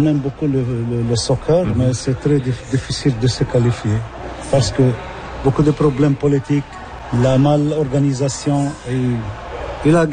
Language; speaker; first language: French; non-native, local second language; Arabic